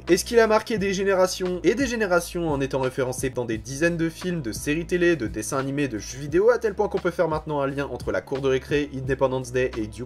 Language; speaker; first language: French; native; French